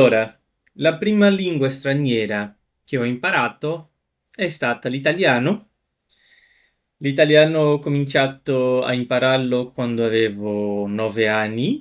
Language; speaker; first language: Italian; non-native, fluent; Portuguese